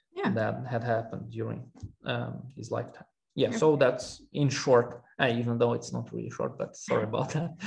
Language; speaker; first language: English; non-native, fluent; Armenian